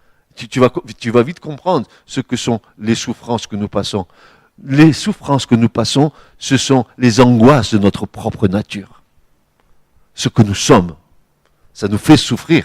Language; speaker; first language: French; native; French